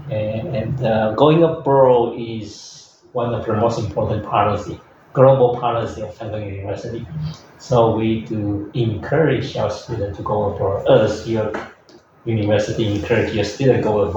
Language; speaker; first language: English; non-native, fluent; Chinese